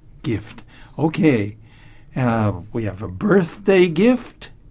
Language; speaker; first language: English; native; English